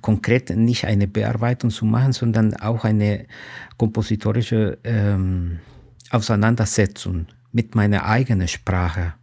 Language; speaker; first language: German; non-native, fluent; Spanish